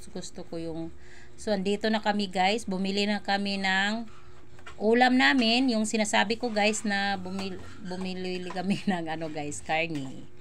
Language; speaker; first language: Filipino; non-native, local second language; Cebuano